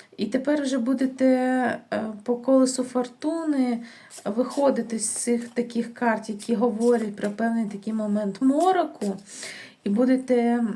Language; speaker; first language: Ukrainian; non-native, local second language; Russian